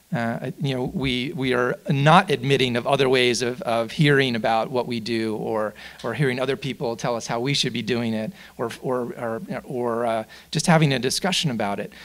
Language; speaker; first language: English; native; English